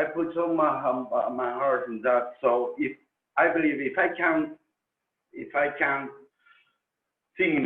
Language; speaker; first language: English; non-native, learner; Spanish